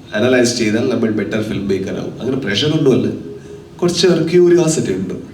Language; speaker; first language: Malayalam; non-native, local second language; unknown